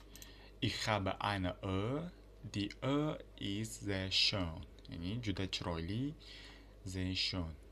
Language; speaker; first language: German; non-native, fluent; Uzbek